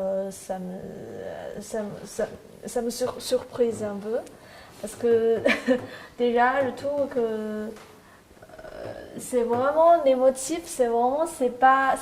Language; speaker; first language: French; non-native, learner; Chinese